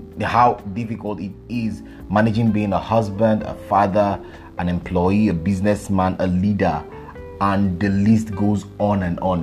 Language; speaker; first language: English; non-native, local second language; Yoruba